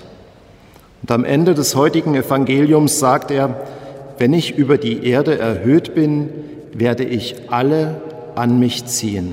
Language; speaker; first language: German; native; German